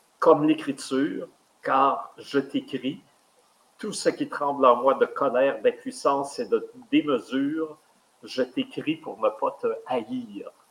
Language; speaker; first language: French; native; French